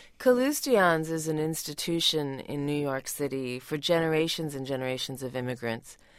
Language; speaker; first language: English; early bilingual, other home language; Tamil